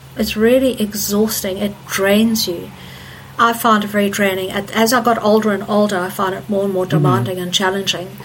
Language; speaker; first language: English; native; English